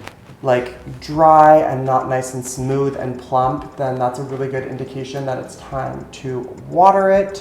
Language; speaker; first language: English; native; English